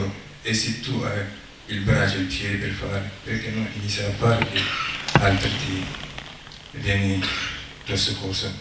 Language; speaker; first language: Italian; non-native, learner; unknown